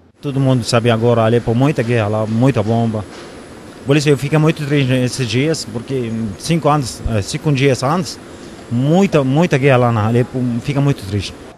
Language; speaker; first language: Portuguese; non-native, learner; Arabic